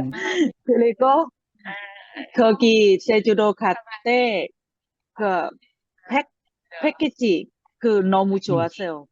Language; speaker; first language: Korean; non-native, learner; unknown